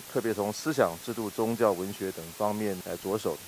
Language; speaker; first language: Chinese; native; Chinese